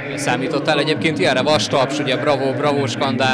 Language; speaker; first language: Hungarian; native; Hungarian